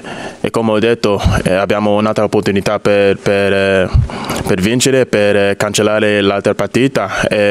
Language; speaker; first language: Italian; non-native, fluent; English